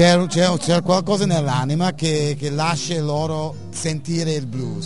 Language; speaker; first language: Italian; non-native, fluent; English